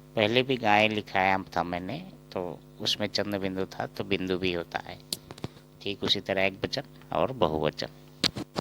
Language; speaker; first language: Hindi; non-native, local second language; Assamese